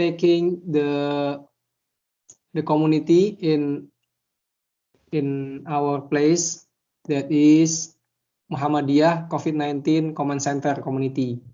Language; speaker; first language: English; non-native, learner; Indonesian